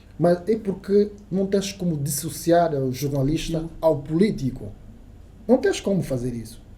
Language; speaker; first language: Portuguese; non-native, local second language; Kongo